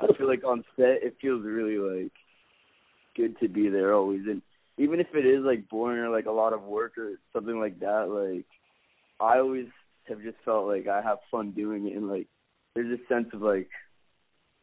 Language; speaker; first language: English; native; English